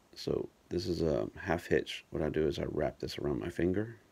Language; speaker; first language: English; native; English